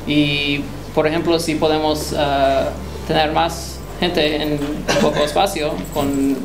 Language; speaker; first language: Spanish; non-native, fluent; English